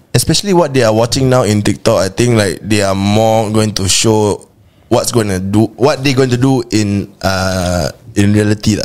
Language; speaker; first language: English; non-native, local second language; Malay